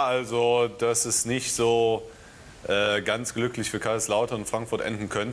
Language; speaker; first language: German; native; German